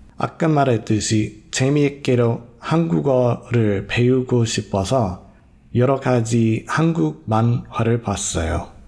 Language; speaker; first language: Korean; non-native, fluent; English